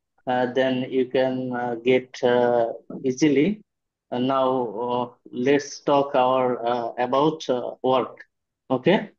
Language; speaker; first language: English; non-native, learner; Bangla